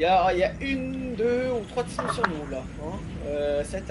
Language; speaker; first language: French; native; French